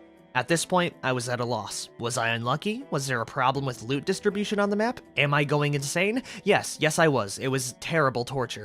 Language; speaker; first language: English; native; English